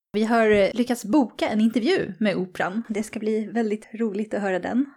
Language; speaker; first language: Swedish; native; Swedish